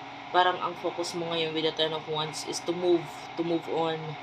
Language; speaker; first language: English; non-native, local second language; Filipino